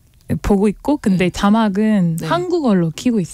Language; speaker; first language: Korean; non-native, learner; French